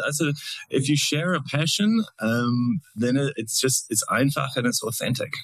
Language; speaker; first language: English; native; English